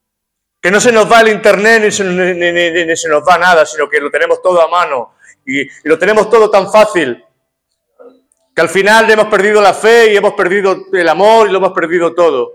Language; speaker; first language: Spanish; native; Spanish